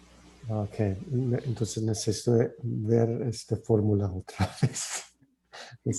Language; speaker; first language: Spanish; non-native, learner; English